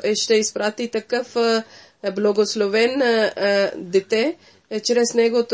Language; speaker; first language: Bulgarian; non-native, fluent; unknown